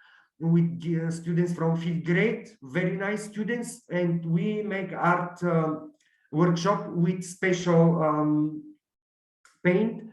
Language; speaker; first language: English; non-native, learner; Bulgarian